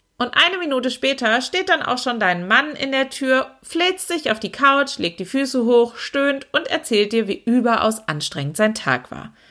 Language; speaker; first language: German; native; German